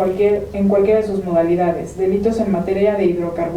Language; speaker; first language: Spanish; native; Spanish